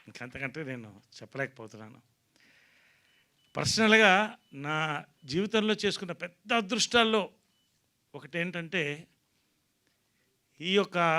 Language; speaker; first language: Telugu; native; Telugu